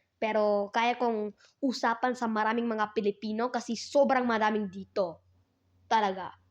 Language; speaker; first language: Filipino; non-native, learner; Hindi